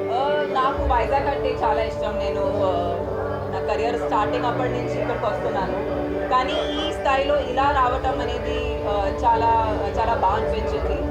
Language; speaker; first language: Telugu; non-native, fluent; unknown